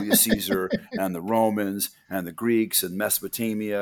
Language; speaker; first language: English; native; English